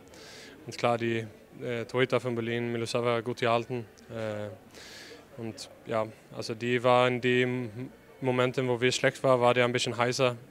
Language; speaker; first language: German; non-native, fluent; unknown